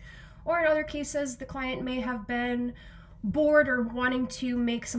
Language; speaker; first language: English; native; English